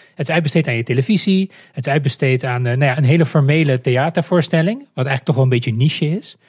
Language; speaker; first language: Dutch; non-native, fluent; Romanian